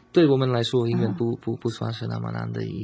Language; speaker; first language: Chinese; non-native, learner; Slovak